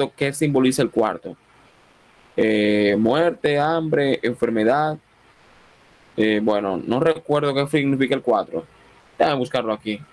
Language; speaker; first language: Spanish; native; Spanish